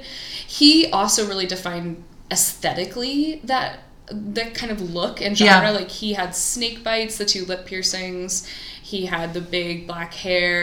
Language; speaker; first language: English; native; English